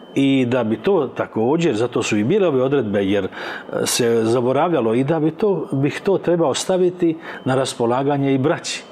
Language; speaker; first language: Croatian; native; Croatian